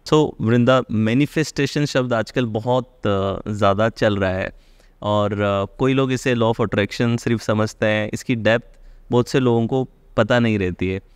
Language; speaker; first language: Hindi; native; Hindi